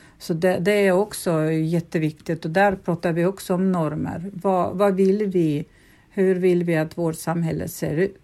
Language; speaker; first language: Swedish; non-native, fluent; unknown